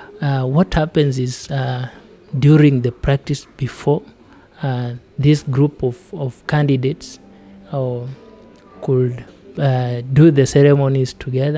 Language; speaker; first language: English; non-native, local second language; Kalenjin